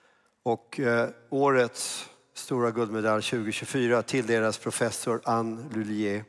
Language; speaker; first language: Swedish; native; Swedish